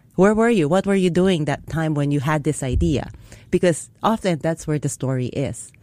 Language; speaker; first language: English; non-native, local second language; Filipino